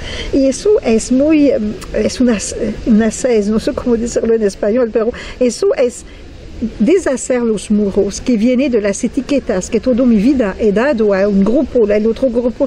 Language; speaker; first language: Spanish; non-native, fluent; French